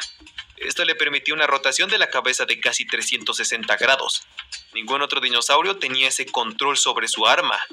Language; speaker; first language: Spanish; native; Spanish